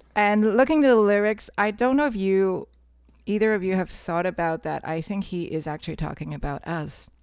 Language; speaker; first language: English; non-native, local second language; Cantonese